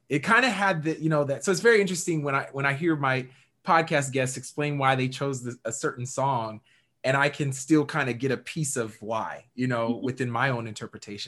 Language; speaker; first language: English; native; English